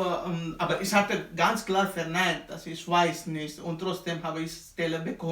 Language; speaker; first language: German; non-native, learner; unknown